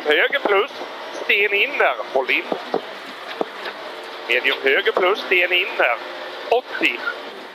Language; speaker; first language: Swedish; native; Swedish